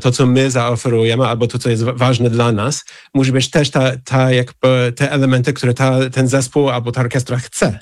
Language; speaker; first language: Polish; non-native, fluent; English